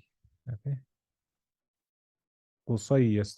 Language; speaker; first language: Arabic; non-native, fluent; English